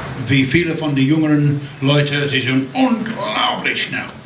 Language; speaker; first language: German; non-native, learner; English